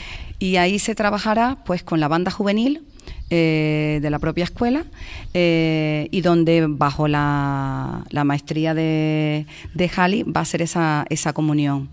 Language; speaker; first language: Spanish; native; Spanish